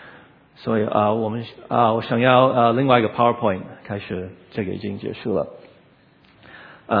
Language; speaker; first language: Chinese; non-native, learner; English